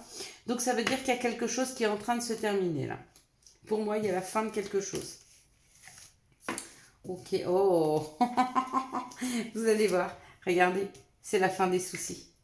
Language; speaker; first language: French; native; French